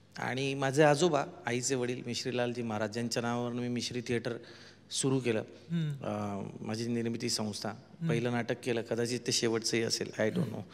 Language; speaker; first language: Marathi; non-native, local second language; Marwari